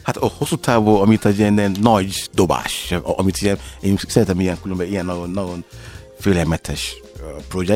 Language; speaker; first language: Hungarian; non-native, learner; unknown